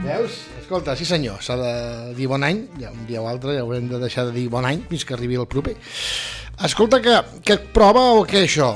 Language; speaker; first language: Catalan; native; Catalan